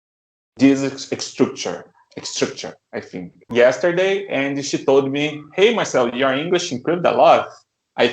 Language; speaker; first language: English; non-native, learner; Portuguese